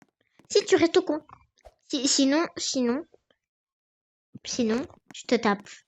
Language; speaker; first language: French; native; French